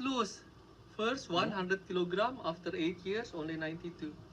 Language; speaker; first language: English; non-native, learner; Indonesian